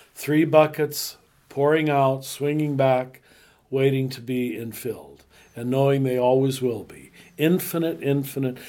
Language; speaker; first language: English; native; English